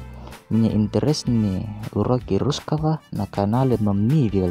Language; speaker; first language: Russian; non-native, learner; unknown